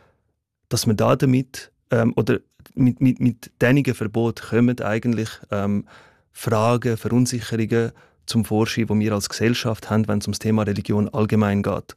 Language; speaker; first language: German; early bilingual, other home language; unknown